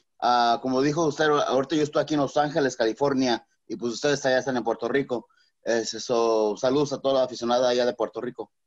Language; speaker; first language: Spanish; native; Spanish